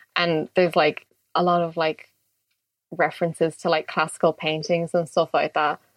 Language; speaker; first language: English; native; English